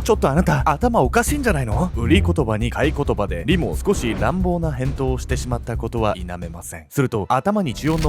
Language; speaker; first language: Japanese; native; Japanese